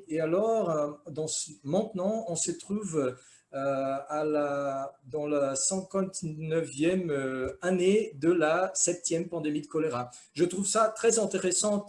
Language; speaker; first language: French; non-native, fluent; Portuguese